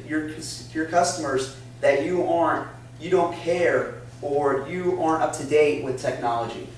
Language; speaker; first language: English; native; English